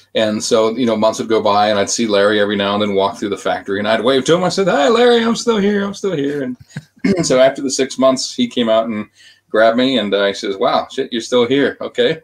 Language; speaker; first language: English; native; English